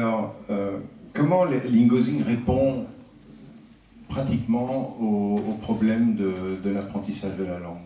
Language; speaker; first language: French; native; French